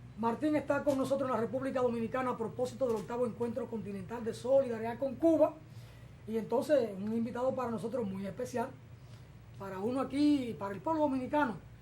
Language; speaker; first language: Spanish; native; Spanish